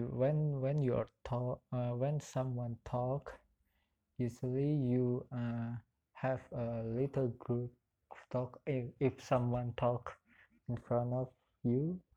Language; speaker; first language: English; non-native, learner; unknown